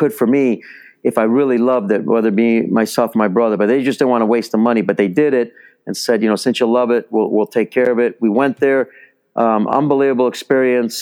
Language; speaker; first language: English; early bilingual, other home language; Italian